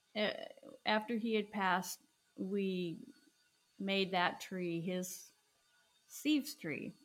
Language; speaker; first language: English; native; English